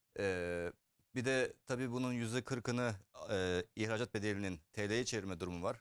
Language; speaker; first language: Turkish; early bilingual, heritage; Turkish